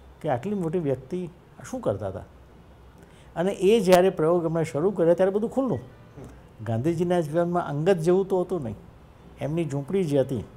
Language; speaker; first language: Gujarati; native; Gujarati